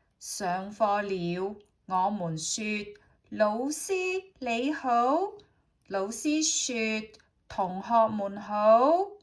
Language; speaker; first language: Chinese; non-native, learner; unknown